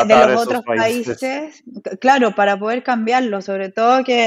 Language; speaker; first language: Spanish; native; Spanish